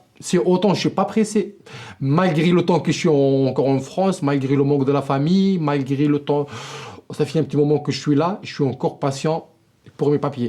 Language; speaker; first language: French; non-native, local second language; Arabic